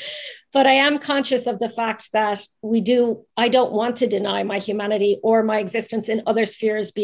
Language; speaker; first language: English; native; English